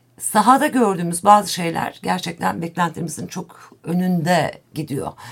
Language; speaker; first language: Turkish; native; Turkish